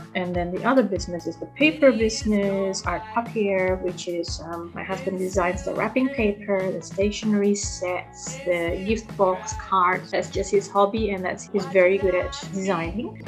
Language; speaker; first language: English; early bilingual, other home language; Indonesian